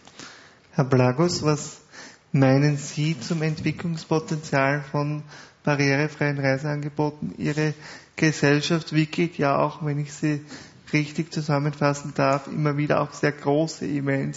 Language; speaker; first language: German; native; German